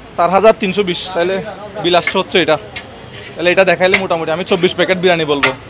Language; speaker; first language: Bangla; native; Bangla